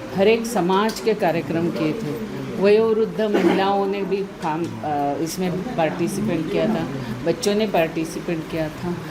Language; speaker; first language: Hindi; non-native, local second language; Marathi